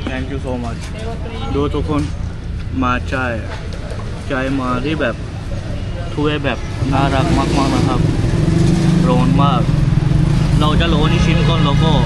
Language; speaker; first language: Thai; non-native, fluent; Urdu